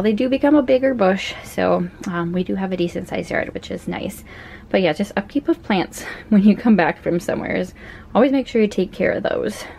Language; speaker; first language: English; native; English